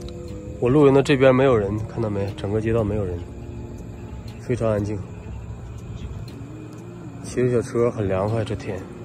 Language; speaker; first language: Chinese; native; Chinese